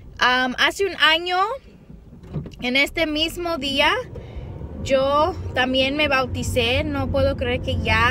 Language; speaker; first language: Spanish; early bilingual, heritage; Spanish